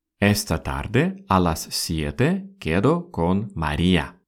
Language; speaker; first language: Spanish; non-native, fluent; Russian